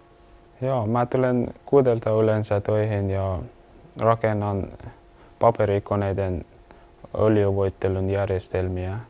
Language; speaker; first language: Finnish; non-native, learner; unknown